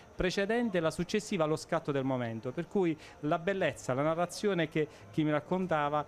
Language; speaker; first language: Italian; native; Italian